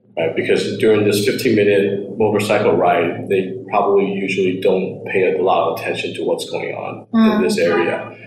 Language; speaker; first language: English; early bilingual, other home language; Chinese